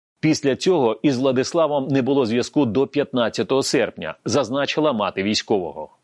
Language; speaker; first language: Ukrainian; native; Ukrainian